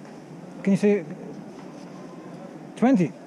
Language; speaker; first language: English; non-native, fluent; German